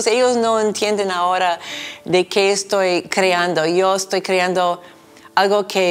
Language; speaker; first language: Spanish; non-native, fluent; English